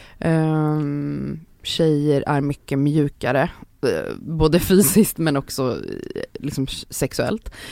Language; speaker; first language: Swedish; early bilingual, other home language; Polish